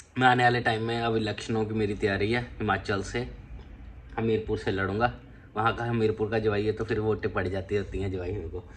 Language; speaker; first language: Hindi; non-native, local second language; Punjabi